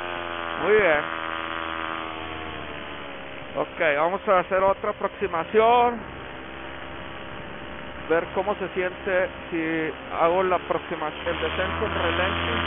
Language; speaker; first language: Spanish; native; Spanish